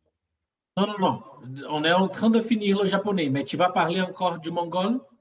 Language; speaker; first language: French; non-native, fluent; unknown